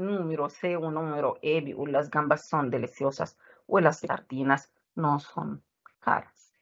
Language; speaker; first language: Spanish; non-native, fluent; Arabic